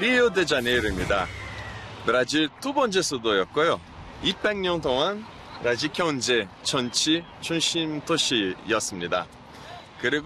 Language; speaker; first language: Korean; non-native, fluent; Portuguese